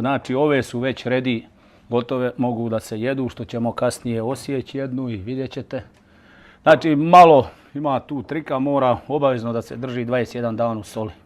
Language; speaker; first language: Bosnian; native; Bosnian